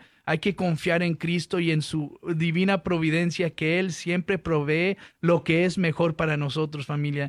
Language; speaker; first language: Spanish; early bilingual, heritage; Spanish